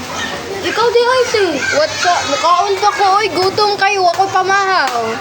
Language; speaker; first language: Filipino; non-native, local second language; Cebuano